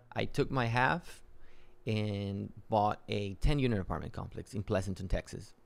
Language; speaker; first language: English; non-native, fluent; Spanish